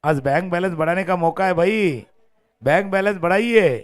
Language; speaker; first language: Hindi; non-native, local second language; Marathi